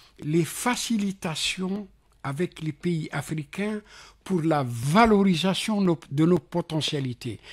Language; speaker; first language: French; non-native, local second language; Arabic